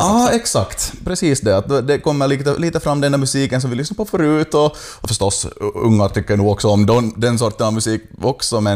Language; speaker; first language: Swedish; native; Swedish